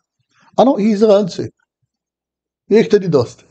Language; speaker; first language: Czech; non-native, fluent; Hebrew